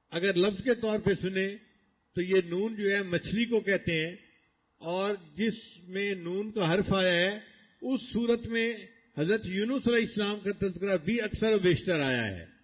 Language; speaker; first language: Urdu; non-native, local second language; Punjabi